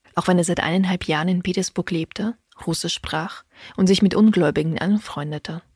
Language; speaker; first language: German; early bilingual, other home language; Russian